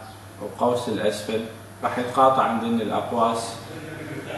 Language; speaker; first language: Arabic; native; Arabic